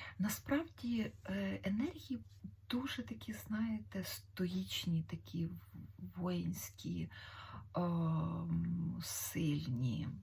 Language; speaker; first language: Ukrainian; native; Ukrainian